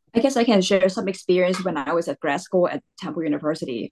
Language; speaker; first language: English; non-native, local second language; Cantonese